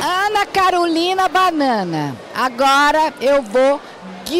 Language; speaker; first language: Portuguese; native; Portuguese